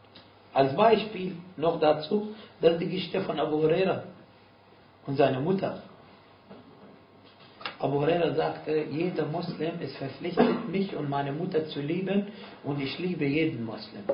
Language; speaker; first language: German; non-native, fluent; Arabic